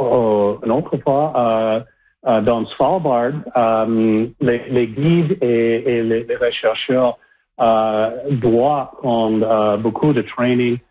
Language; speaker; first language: French; non-native, learner; English